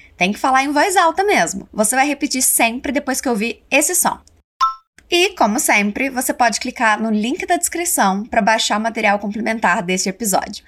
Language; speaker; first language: Portuguese; native; Portuguese